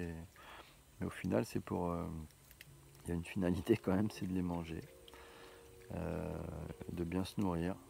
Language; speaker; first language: French; native; French